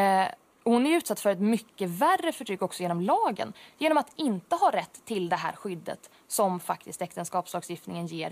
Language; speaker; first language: Swedish; native; Swedish